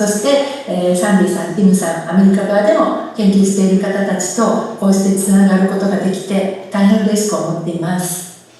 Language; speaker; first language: Japanese; native; Japanese